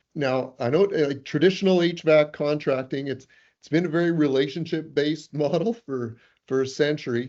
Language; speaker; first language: English; native; English